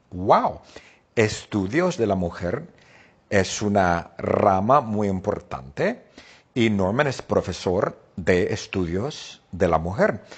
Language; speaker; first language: Spanish; non-native, fluent; English